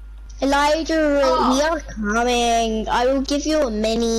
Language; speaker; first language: English; native; English